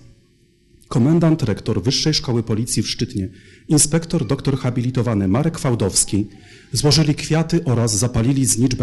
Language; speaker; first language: Polish; native; Polish